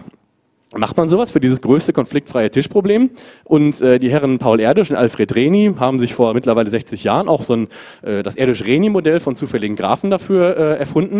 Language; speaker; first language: German; native; German